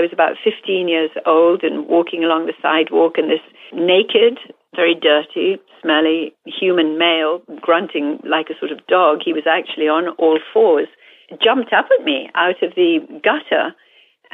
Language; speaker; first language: English; native; English